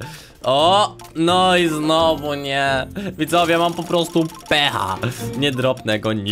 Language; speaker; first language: Polish; native; Polish